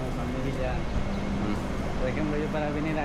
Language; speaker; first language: Spanish; non-native, local second language; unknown